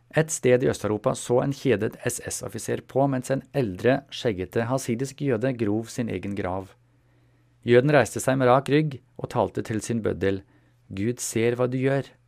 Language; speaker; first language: Norwegian; non-native, fluent; German